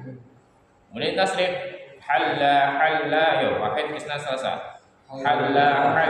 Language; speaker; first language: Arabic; non-native, fluent; Indonesian